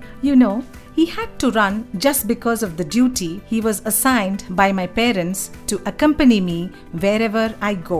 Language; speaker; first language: English; non-native, local second language; Kannada